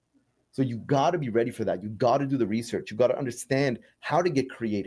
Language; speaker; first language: English; native; English